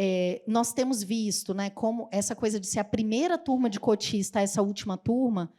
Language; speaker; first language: Portuguese; native; Portuguese